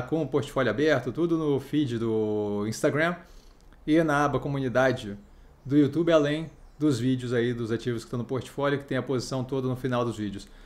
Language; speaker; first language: Portuguese; native; Portuguese